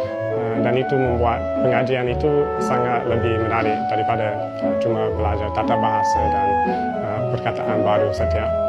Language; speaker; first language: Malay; non-native, fluent; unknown